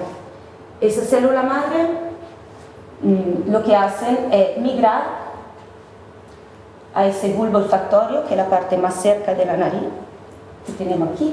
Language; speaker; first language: Spanish; non-native, fluent; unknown